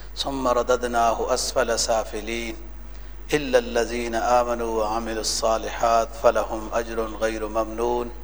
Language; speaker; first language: Urdu; native; Urdu